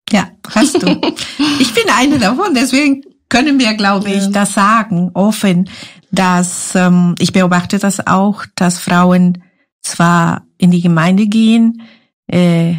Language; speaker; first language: German; non-native, fluent; Spanish